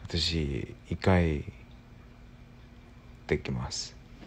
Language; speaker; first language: Japanese; non-native, learner; Korean